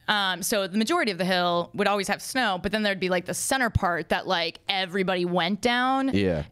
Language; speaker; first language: English; native; English